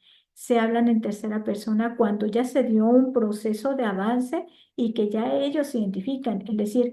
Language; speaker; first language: Spanish; native; Spanish